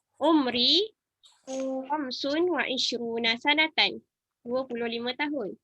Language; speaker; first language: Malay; native; Malay